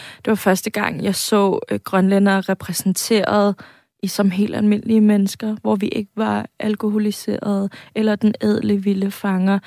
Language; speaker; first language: Danish; native; Danish